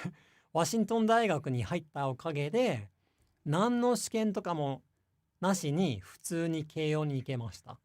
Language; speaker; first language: Japanese; non-native, fluent; English